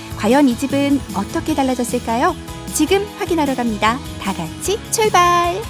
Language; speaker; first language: Korean; native; Korean